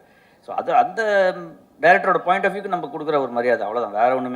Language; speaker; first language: Tamil; native; Tamil